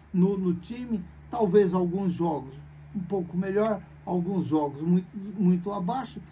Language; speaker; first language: Portuguese; native; Portuguese